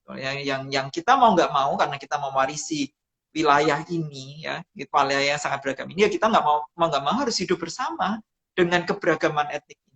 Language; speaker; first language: Indonesian; non-native, local second language; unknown